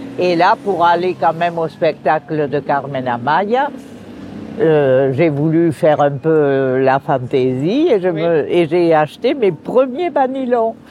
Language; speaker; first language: French; early bilingual, other home language; Spanish